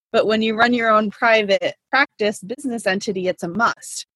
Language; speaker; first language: English; native; English